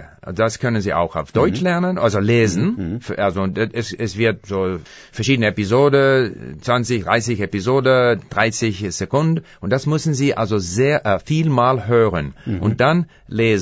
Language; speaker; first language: German; non-native, fluent; English